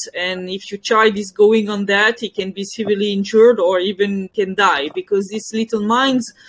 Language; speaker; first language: English; non-native, fluent; French